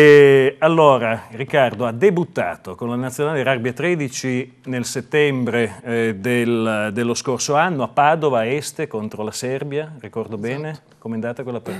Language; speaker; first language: Italian; native; Italian